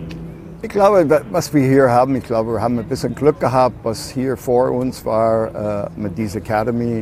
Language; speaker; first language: German; non-native, learner; English